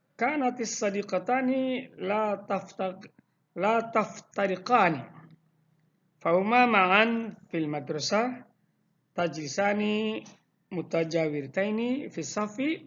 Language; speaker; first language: Arabic; non-native, fluent; Indonesian